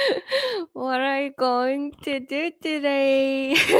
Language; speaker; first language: English; non-native, learner; Korean